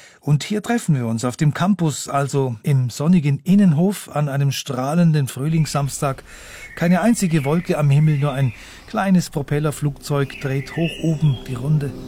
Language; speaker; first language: German; native; German